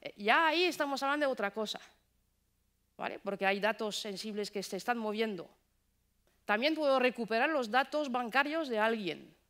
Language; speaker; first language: Spanish; non-native, fluent; French